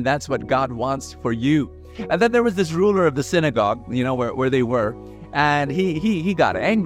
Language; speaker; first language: English; non-native, local second language; Filipino